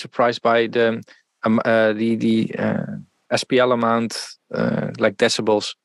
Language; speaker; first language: English; non-native, fluent; Dutch